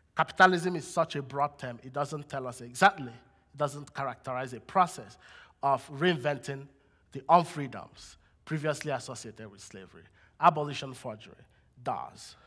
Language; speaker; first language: English; non-native, local second language; Igbo